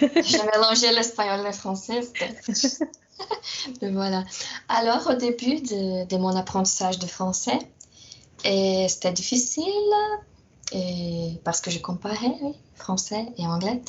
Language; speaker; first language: French; non-native, fluent; Portuguese